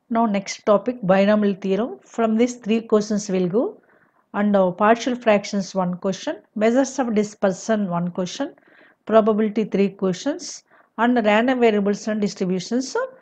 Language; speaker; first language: English; non-native, local second language; Telugu